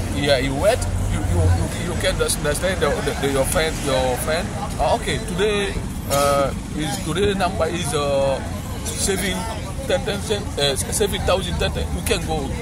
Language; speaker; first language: English; non-native, learner; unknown